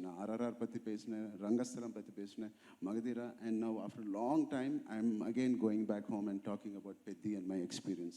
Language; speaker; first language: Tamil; non-native, local second language; Telugu